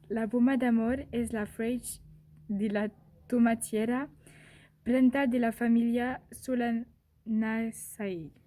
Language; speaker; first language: Occitan; non-native, local second language; French